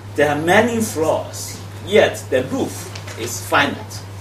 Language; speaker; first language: English; non-native, fluent; Chinese